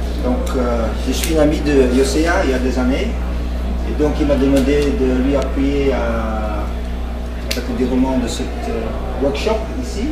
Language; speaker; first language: French; non-native, fluent; English